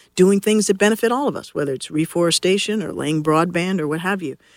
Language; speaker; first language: English; native; English